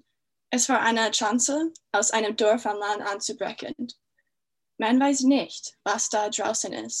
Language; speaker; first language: German; non-native, fluent; English